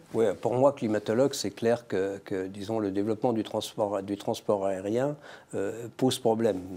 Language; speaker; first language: French; native; French